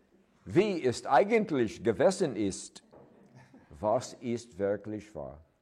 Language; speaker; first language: German; non-native, learner; English